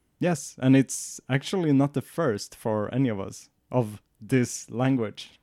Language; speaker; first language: English; non-native, fluent; Swedish